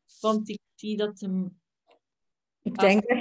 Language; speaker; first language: Dutch; native; Dutch